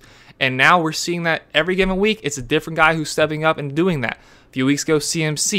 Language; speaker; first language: English; native; English